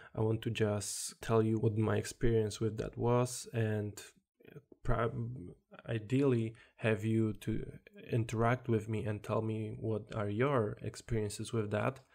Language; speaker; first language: English; non-native, fluent; Polish